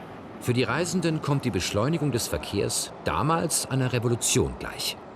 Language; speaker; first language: German; native; German